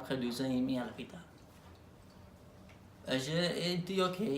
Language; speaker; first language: French; non-native, learner; Arabic